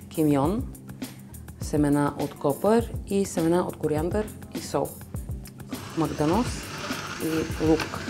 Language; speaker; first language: Bulgarian; early bilingual, other home language; Arabic